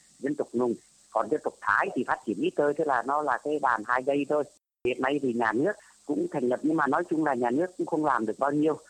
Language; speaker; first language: Vietnamese; non-native, local second language; Tày